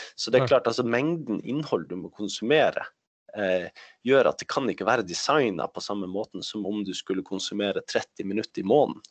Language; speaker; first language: Swedish; non-native, fluent; Norwegian